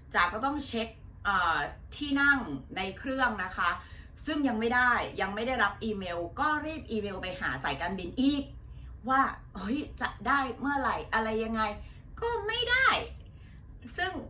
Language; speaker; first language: Thai; native; Thai